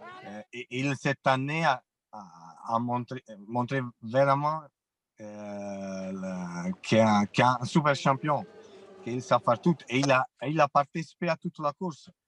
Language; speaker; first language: French; non-native, fluent; Italian